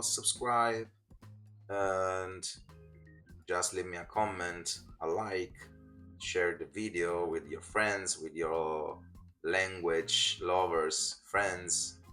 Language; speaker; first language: English; non-native, fluent; Italian